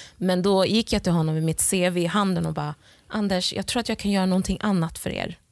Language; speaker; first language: Swedish; early bilingual, other home language; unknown